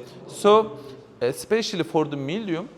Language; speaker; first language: English; non-native, fluent; Turkish